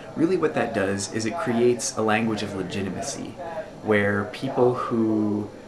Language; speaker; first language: English; native; English